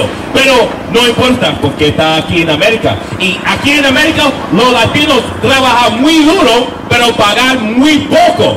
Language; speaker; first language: Spanish; non-native, learner; English